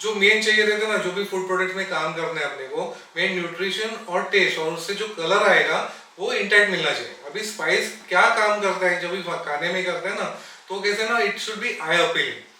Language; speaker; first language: Hindi; non-native, local second language; Marathi